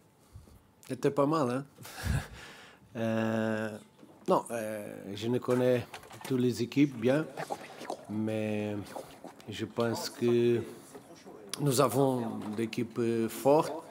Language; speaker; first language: French; non-native, learner; Portuguese